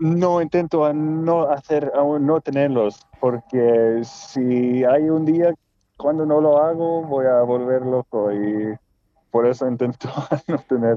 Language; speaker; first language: Spanish; non-native, fluent; Swedish